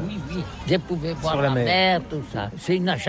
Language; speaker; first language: French; non-native, learner; Catalan